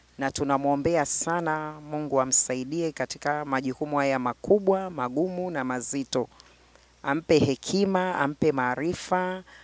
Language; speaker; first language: Swahili; native; Swahili